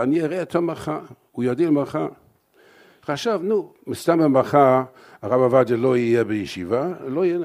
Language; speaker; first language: Hebrew; non-native, fluent; English